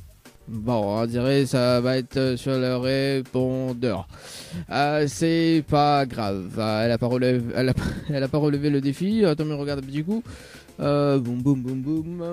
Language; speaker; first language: French; native; French